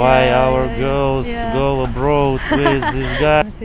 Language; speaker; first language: English; non-native, learner; Kazakh